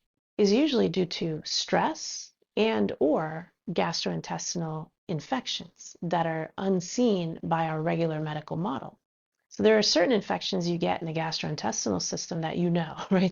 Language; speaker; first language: English; native; English